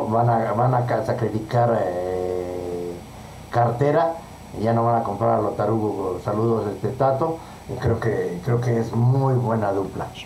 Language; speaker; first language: Spanish; native; Spanish